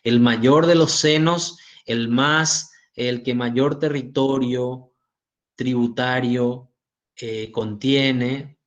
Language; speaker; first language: Spanish; native; Spanish